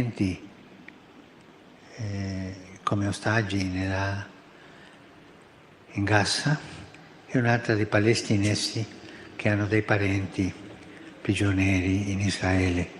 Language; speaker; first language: Italian; non-native, fluent; Spanish